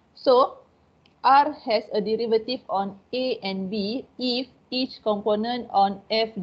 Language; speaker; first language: English; non-native, local second language; Malay